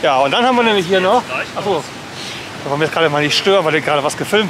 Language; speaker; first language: German; native; German